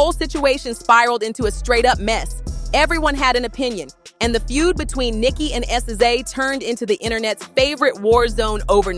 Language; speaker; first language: English; native; English